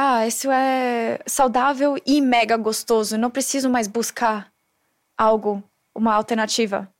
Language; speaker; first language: Portuguese; non-native, fluent; German